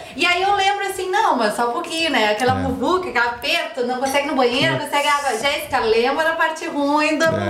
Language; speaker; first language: Portuguese; native; Portuguese